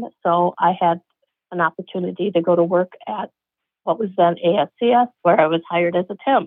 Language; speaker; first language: English; native; English